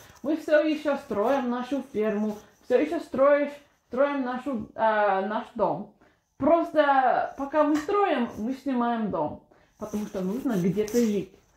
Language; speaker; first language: Russian; non-native, fluent; English